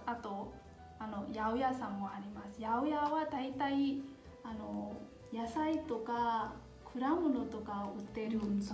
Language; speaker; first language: Japanese; non-native, fluent; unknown